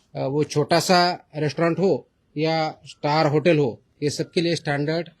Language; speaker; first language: Hindi; non-native, local second language; Marathi